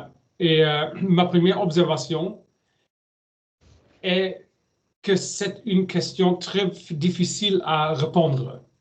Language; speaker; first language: French; non-native, learner; German